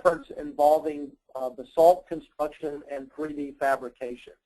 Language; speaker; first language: English; native; English